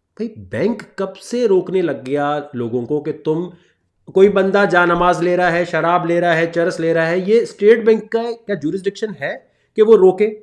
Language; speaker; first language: Urdu; native; Urdu